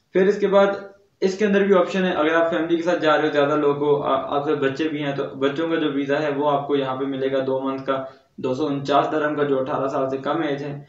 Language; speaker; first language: Urdu; non-native, local second language; Punjabi